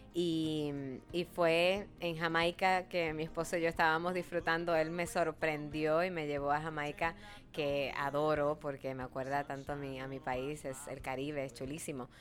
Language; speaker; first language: Spanish; native; Spanish